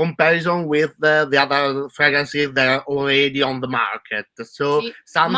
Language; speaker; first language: English; non-native, fluent; Italian